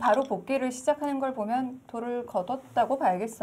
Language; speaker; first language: Korean; native; Korean